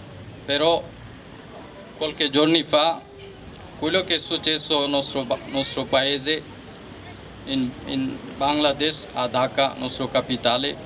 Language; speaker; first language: Italian; non-native, learner; Bangla